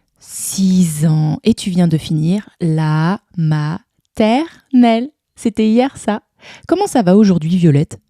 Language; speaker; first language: French; native; French